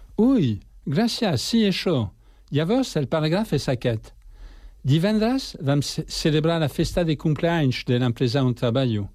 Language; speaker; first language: Catalan; non-native, learner; French